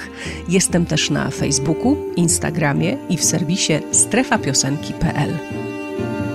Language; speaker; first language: Polish; native; Polish